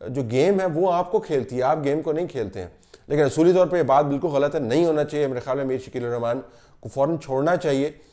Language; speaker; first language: Urdu; native; Urdu